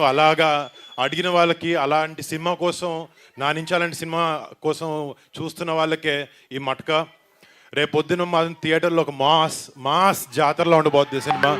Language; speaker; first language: Telugu; native; Telugu